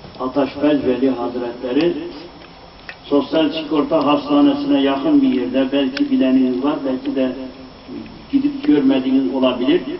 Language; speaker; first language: Turkish; native; Turkish